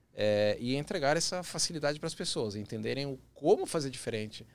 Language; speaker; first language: Portuguese; early bilingual, other home language; Spanish